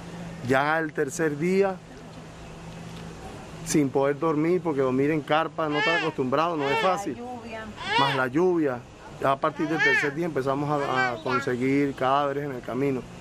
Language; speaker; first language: Spanish; native; Spanish